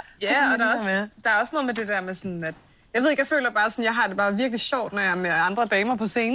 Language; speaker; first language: Danish; native; Danish